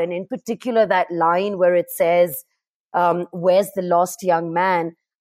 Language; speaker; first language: English; non-native, local second language; Urdu